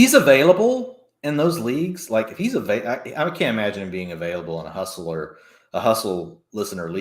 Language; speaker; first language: English; native; English